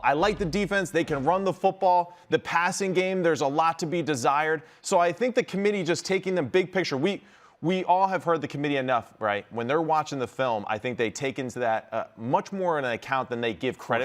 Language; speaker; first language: English; native; English